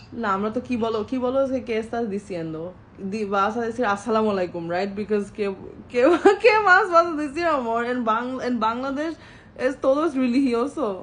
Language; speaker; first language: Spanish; non-native, learner; Bangla